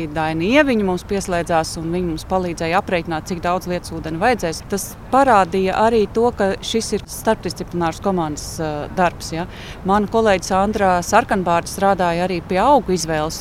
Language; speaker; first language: Latvian; native; Latvian